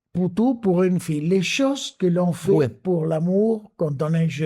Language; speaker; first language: French; non-native, fluent; Spanish